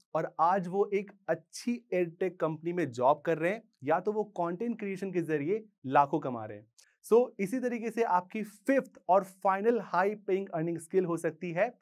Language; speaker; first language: Hindi; native; Hindi